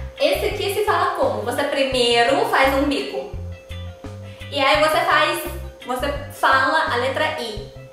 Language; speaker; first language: Portuguese; non-native, fluent; Chinese